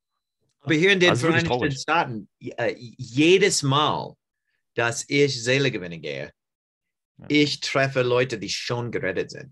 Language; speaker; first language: German; non-native, learner; English